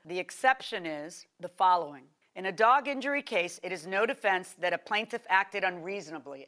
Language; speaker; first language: English; native; English